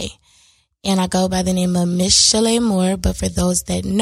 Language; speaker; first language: English; native; English